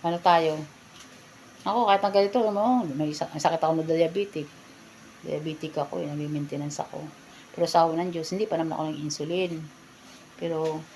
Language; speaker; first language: Filipino; non-native, local second language; Bikol